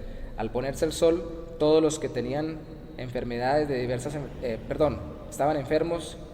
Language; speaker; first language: Spanish; native; Spanish